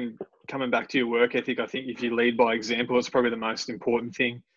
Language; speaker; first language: English; native; English